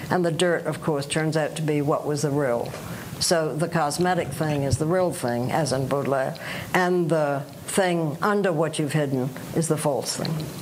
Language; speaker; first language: English; native; English